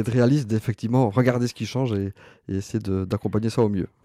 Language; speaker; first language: French; native; French